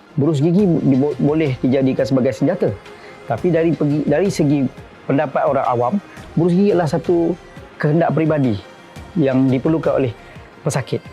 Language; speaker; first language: Malay; non-native, learner; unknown